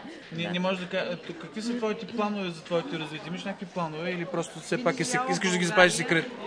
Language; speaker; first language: Bulgarian; native; Bulgarian